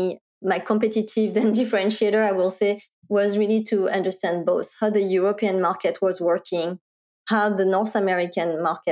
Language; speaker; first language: English; non-native, fluent; French